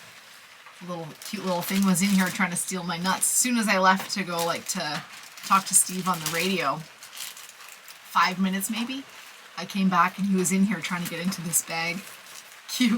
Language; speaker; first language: English; native; English